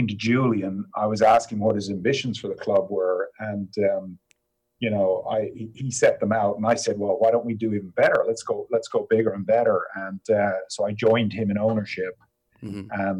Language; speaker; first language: English; native; English